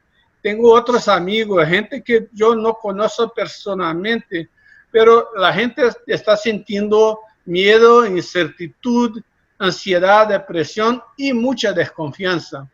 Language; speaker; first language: Spanish; non-native, fluent; Portuguese